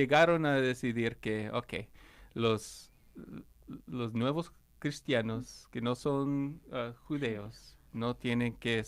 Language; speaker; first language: Spanish; non-native, fluent; English